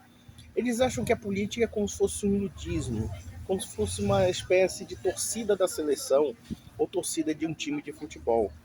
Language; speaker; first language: Portuguese; native; Portuguese